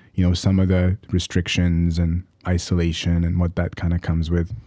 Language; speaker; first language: English; early bilingual, other home language; Arabic